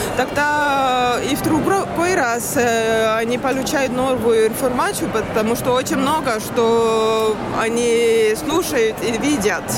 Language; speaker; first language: Russian; non-native, learner; Estonian